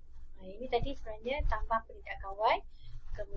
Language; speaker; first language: Malay; native; Malay